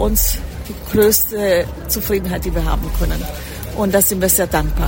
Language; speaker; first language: German; early bilingual, heritage; German